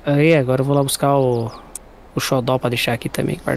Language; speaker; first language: Portuguese; native; Portuguese